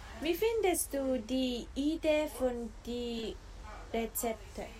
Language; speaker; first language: German; non-native, learner; Persian